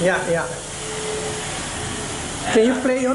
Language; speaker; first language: English; non-native, fluent; Dutch